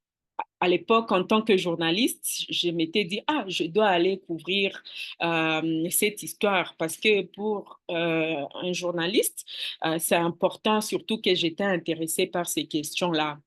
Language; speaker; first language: French; non-native, local second language; Swahili